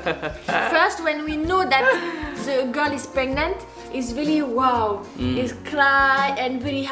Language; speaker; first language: English; non-native, learner; French